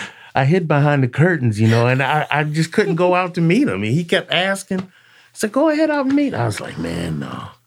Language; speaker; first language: English; native; English